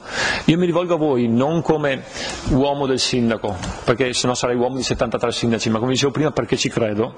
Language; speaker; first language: Italian; native; Italian